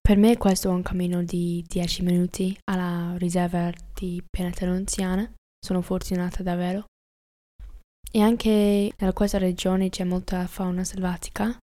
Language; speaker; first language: Italian; non-native, learner; English